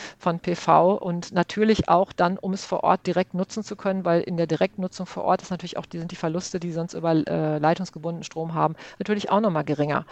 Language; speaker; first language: German; native; German